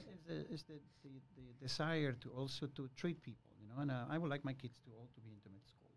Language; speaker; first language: English; non-native, fluent; Spanish